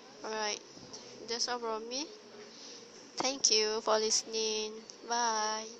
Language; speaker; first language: English; non-native, learner; Malay